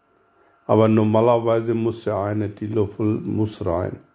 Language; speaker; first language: German; non-native, learner; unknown